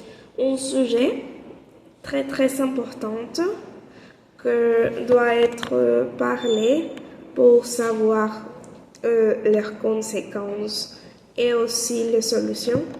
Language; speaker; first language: French; non-native, learner; Spanish